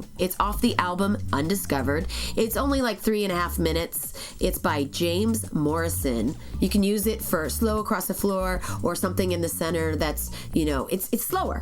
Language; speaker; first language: English; native; English